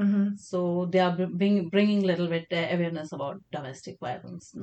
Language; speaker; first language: English; non-native, local second language; Kashmiri